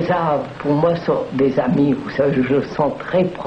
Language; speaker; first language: French; non-native, fluent; Telugu